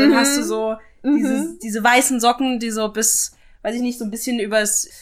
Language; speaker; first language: German; native; German